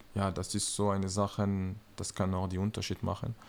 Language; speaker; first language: German; non-native, learner; French